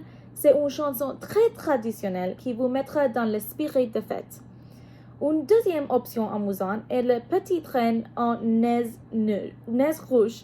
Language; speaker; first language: French; non-native, learner; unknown